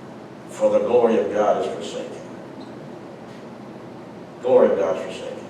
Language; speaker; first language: English; native; English